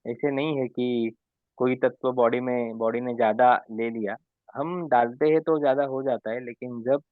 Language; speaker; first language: Hindi; non-native, local second language; Marathi